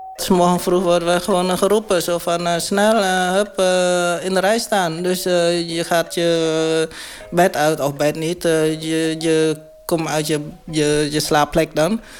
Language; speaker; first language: Dutch; non-native, learner; Khmer